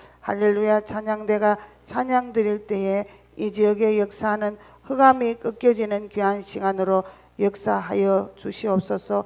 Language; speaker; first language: Korean; native; Korean